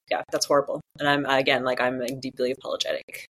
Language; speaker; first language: English; native; English